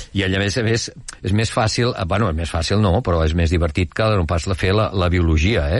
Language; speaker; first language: Catalan; native; Catalan